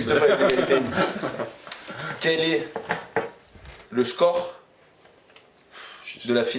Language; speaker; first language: French; native; French